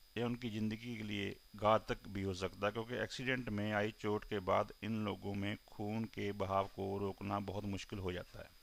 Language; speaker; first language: Hindi; non-native, local second language; Punjabi